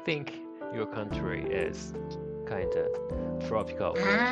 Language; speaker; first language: English; non-native, learner; Japanese